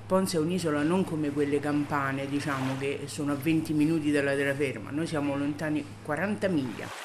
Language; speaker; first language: Italian; native; Italian